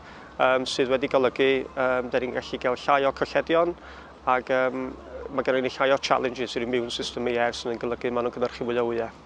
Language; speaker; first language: Welsh; native; Welsh